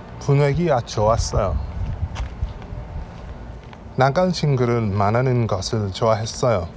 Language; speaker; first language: Korean; non-native, learner; English